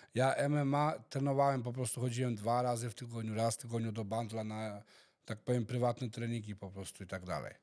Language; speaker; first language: Polish; early bilingual, heritage; Polish